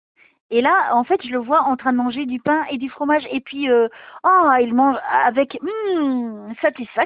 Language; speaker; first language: French; native; French